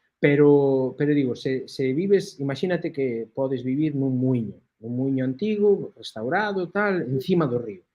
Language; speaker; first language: Galician; native; Galician